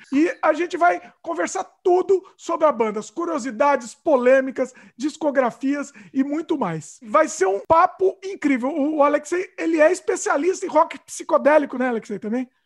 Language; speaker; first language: Portuguese; native; Portuguese